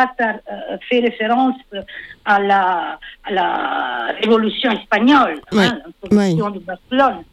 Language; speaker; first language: French; non-native, fluent; Italian